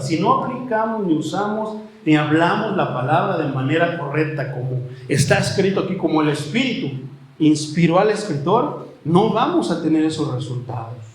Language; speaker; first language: Spanish; native; Spanish